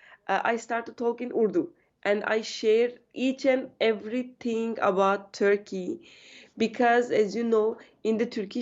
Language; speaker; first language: English; non-native, learner; Turkish